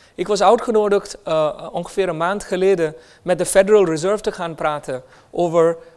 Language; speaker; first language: Dutch; non-native, fluent; Hindi